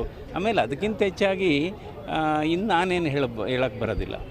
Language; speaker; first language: Kannada; native; Kannada